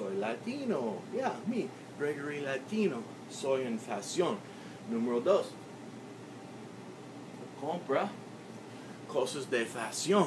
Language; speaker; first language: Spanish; non-native, learner; English